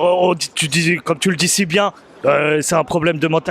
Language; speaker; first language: French; native; French